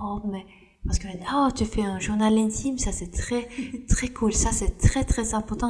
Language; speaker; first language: French; non-native, fluent; Norwegian